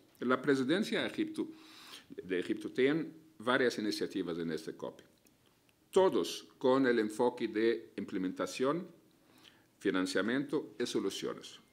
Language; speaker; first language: Spanish; non-native, fluent; Arabic